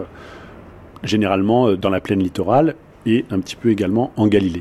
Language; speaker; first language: French; native; French